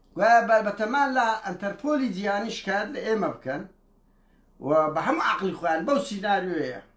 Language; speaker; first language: Central Kurdish; native; Central Kurdish